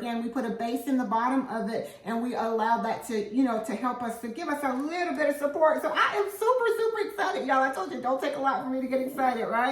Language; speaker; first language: English; native; English